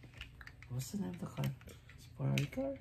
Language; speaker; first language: English; non-native, local second language; Filipino